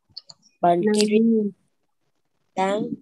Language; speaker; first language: Indonesian; non-native, learner; Vietnamese